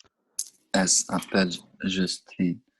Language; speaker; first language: French; non-native, learner; Albanian